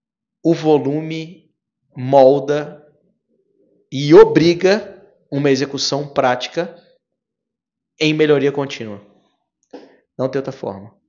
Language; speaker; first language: Portuguese; native; Portuguese